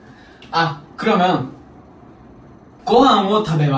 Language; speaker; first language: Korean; non-native, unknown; Japanese